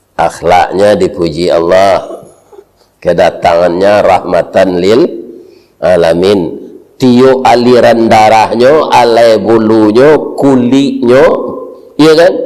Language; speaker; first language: Malay; non-native, local second language; Minangkabau